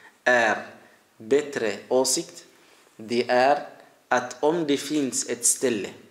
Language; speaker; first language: Swedish; early bilingual, other home language; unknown